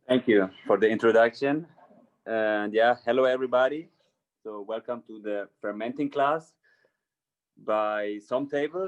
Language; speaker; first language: English; non-native, fluent; German